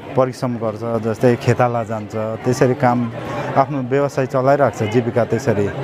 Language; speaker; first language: Nepali; native; Nepali